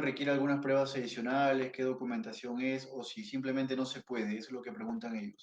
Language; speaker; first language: Spanish; native; Spanish